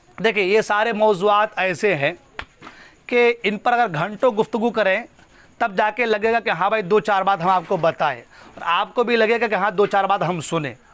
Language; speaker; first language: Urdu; non-native, local second language; Assamese